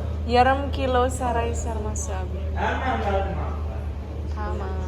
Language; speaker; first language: Turkish; non-native, learner; Indonesian